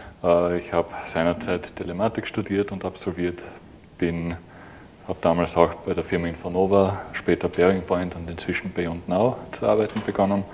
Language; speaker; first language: German; native; German